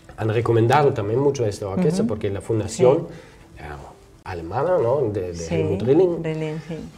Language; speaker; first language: Spanish; non-native, fluent; German